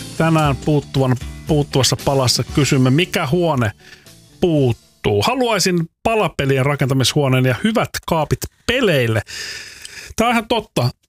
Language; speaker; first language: Finnish; native; Finnish